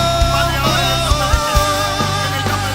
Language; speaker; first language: Spanish; native; Spanish